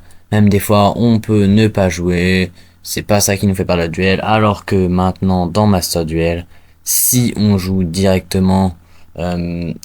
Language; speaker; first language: French; native; French